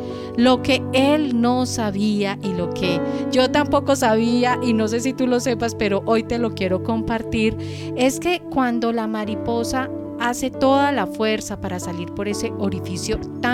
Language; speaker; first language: Spanish; native; Spanish